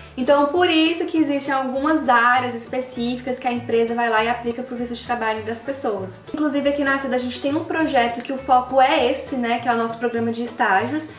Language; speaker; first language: Portuguese; native; Portuguese